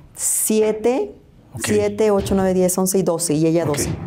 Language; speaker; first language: Spanish; native; Spanish